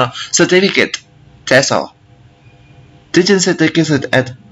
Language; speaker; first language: English; non-native, learner; Vietnamese